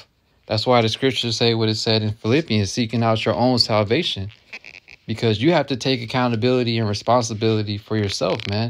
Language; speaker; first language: English; native; English